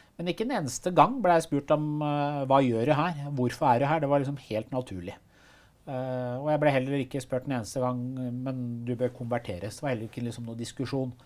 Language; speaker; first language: Norwegian; early bilingual, other home language; Persian